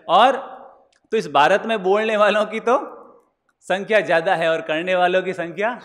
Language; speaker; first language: Hindi; native; Hindi